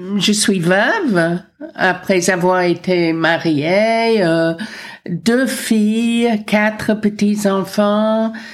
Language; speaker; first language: French; non-native, fluent; English